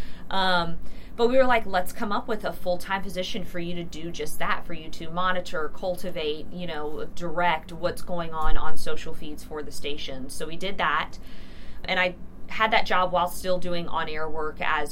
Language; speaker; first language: English; native; English